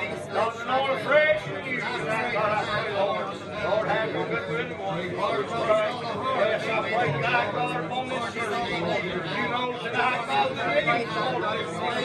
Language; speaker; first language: English; native; English